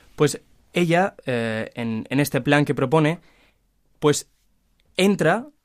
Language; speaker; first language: Spanish; native; Spanish